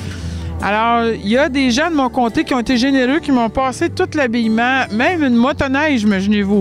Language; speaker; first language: French; native; French